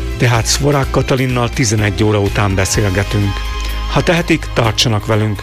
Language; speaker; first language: Hungarian; native; Hungarian